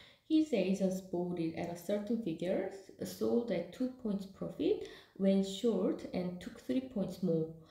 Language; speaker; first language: English; non-native, fluent; Korean